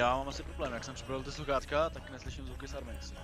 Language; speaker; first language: Czech; native; Czech